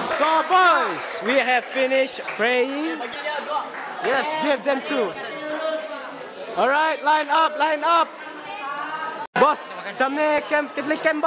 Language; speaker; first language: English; non-native, local second language; Malay